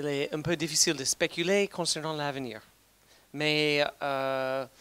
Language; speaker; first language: French; non-native, fluent; English